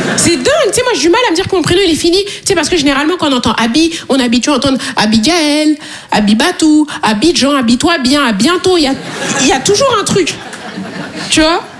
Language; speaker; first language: French; native; French